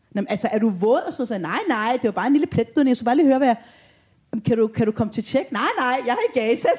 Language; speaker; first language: Danish; early bilingual, other home language; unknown